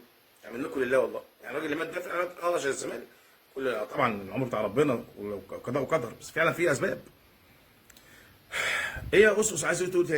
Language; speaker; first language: Arabic; native; Arabic